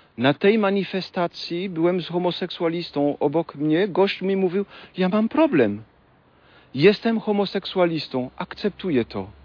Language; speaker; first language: Polish; non-native, fluent; French